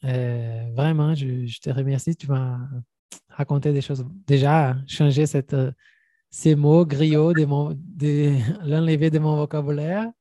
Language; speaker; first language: French; non-native, fluent; Portuguese